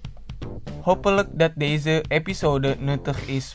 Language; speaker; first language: Dutch; non-native, fluent; Indonesian